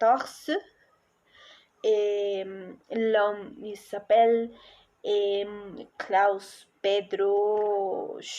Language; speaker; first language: French; non-native, learner; Spanish